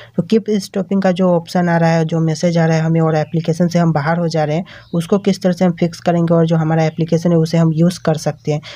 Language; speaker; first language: Hindi; native; Hindi